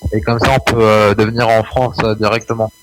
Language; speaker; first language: French; non-native, local second language; Arabic